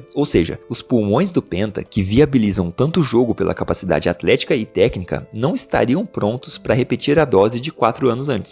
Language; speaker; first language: Portuguese; native; Portuguese